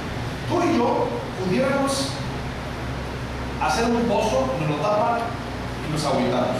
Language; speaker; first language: Spanish; native; Spanish